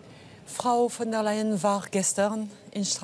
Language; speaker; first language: German; non-native, fluent; French